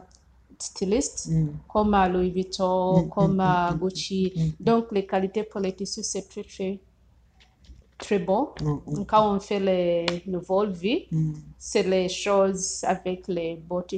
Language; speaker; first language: French; non-native, learner; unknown